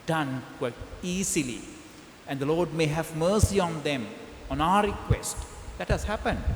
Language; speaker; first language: English; non-native, local second language; Sinhala